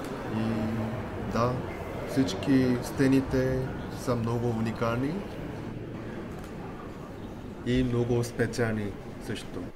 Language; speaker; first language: Bulgarian; non-native, learner; Korean